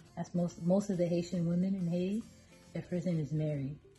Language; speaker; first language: English; native; English